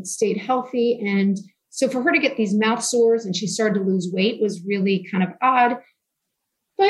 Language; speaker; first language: English; native; English